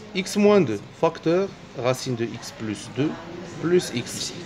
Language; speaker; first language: French; non-native, local second language; Arabic